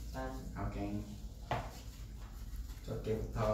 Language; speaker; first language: Korean; non-native, learner; Vietnamese